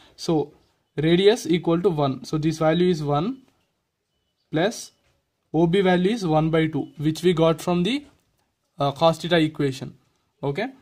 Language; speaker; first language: English; non-native, local second language; Telugu